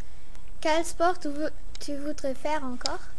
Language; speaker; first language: French; non-native, local second language; Luxembourgish